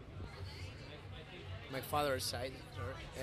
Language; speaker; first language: English; non-native, fluent; Spanish